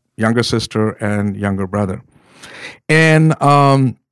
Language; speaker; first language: English; non-native, local second language; Urdu